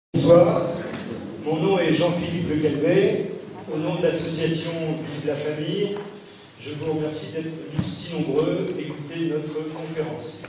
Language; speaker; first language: French; native; French